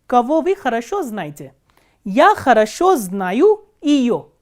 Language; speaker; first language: Russian; non-native, fluent; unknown